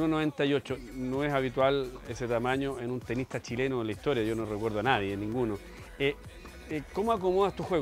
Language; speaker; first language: Spanish; native; Spanish